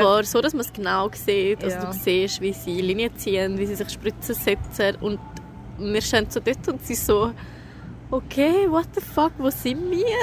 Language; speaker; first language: German; native; German